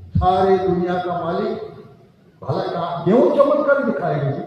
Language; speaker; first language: Hindi; non-native, local second language; Bangla